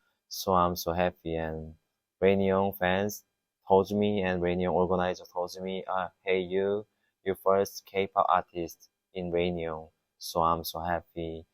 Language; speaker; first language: English; non-native, learner; Korean